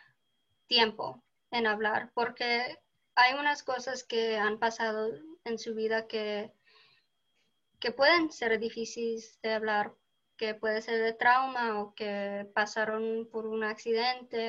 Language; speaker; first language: Spanish; early bilingual, heritage; Spanish